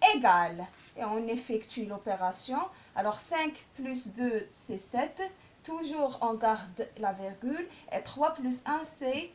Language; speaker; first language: French; non-native, local second language; Arabic